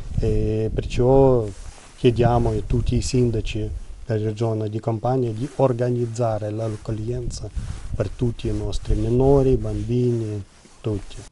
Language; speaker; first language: Italian; non-native, learner; Ukrainian